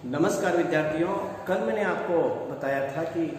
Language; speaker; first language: Hindi; non-native, local second language; Kannada